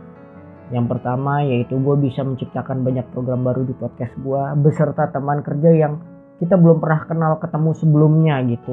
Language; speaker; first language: Indonesian; native; Indonesian